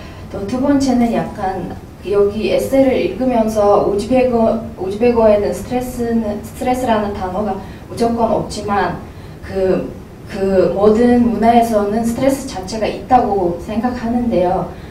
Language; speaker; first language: Korean; non-native, fluent; Russian